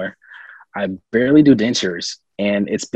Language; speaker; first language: English; native; English